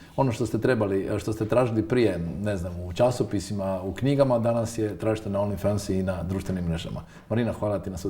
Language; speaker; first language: Croatian; native; Croatian